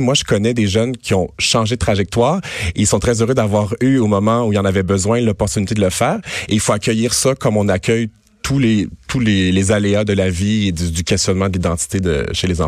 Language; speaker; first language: French; native; French